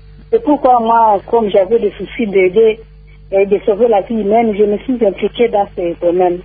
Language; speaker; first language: French; non-native, local second language; Nande